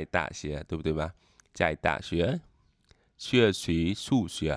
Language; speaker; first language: Chinese; non-native, fluent; Khmer